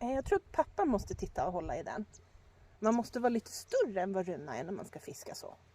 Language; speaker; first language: Swedish; native; Swedish